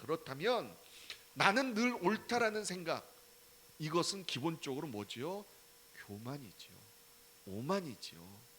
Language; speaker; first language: Korean; native; Korean